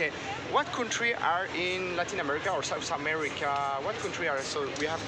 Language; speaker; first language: English; non-native, learner; French